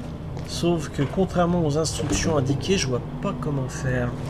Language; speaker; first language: French; native; French